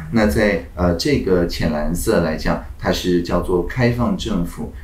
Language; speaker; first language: Chinese; native; Chinese